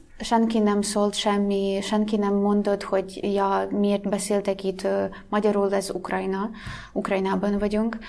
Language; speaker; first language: Hungarian; non-native, fluent; Russian